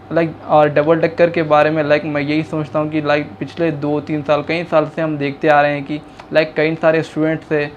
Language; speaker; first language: Hindi; non-native, local second language; Urdu